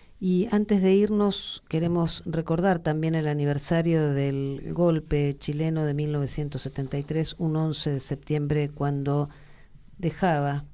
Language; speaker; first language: Spanish; native; Spanish